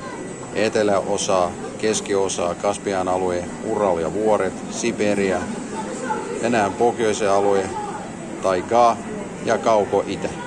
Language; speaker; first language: Finnish; non-native, fluent; Russian